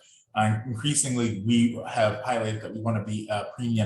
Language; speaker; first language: English; native; English